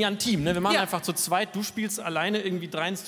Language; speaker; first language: German; native; German